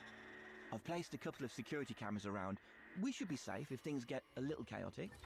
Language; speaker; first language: English; native; English